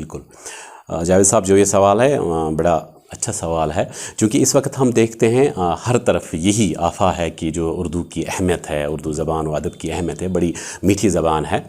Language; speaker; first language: Urdu; non-native, local second language; Kashmiri